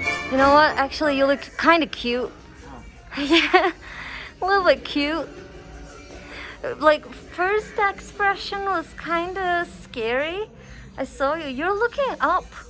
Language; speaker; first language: English; non-native, fluent; Turkish